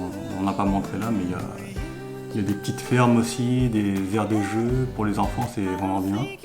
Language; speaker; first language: French; native; French